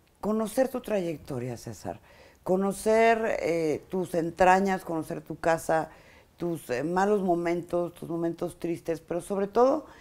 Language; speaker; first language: Spanish; native; Spanish